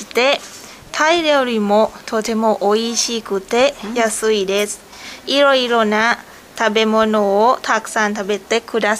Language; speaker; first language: Japanese; non-native, learner; Thai